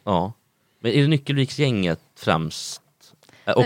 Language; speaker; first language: Swedish; native; Swedish